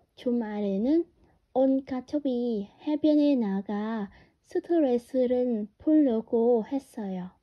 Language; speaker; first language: Korean; non-native, learner; Vietnamese